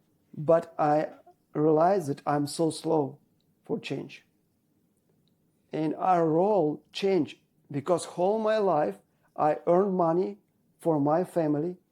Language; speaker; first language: English; non-native, learner; Ukrainian